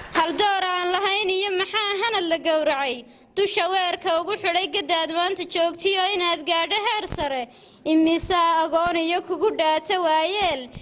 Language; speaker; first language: Somali; native; Somali